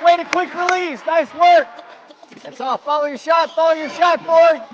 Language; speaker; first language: English; native; English